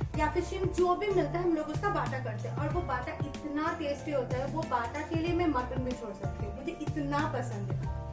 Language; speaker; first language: Hindi; non-native, local second language; Bangla